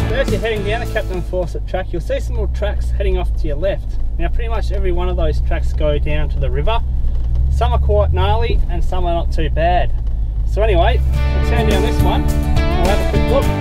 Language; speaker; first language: English; native; English